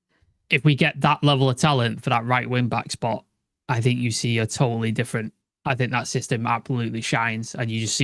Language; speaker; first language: English; native; English